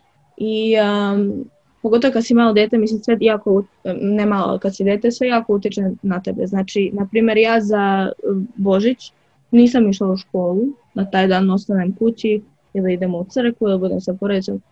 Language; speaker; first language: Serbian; early bilingual, other home language; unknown